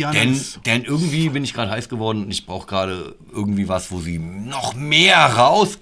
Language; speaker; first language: German; native; German